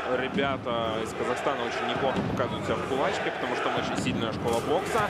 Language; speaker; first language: Russian; native; Russian